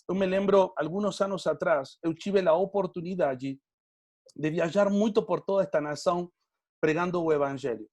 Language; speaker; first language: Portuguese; non-native, learner; Spanish